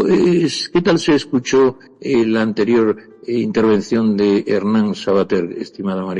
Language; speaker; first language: Spanish; native; Spanish